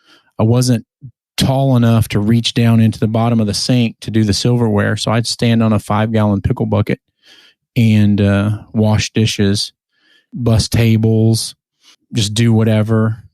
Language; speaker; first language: English; native; English